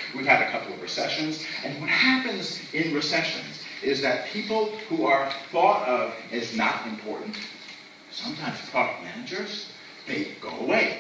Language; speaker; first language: English; native; English